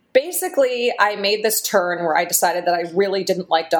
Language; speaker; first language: English; native; English